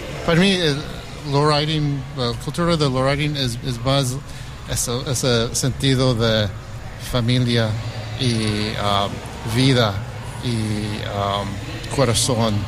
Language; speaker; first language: Spanish; early bilingual, heritage; English